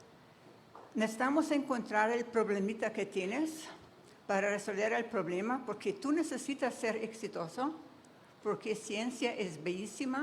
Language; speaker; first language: Spanish; non-native, fluent; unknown